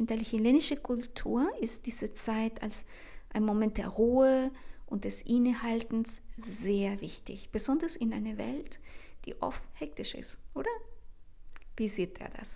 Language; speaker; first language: German; non-native, fluent; Spanish